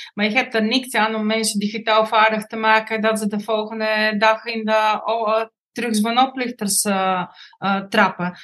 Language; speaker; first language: Dutch; non-native, fluent; Bulgarian